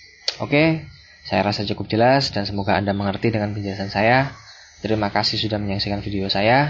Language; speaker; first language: Indonesian; native; Indonesian